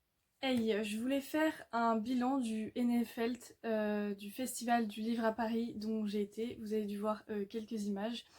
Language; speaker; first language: French; native; French